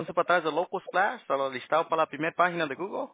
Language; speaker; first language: Spanish; early bilingual, heritage; Spanish